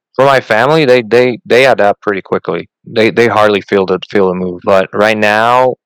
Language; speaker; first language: English; non-native, fluent; Spanish